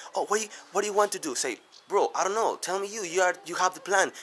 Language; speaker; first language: English; non-native, learner; Spanish